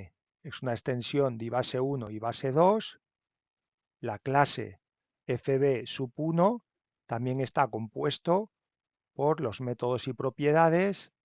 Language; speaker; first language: Spanish; native; Spanish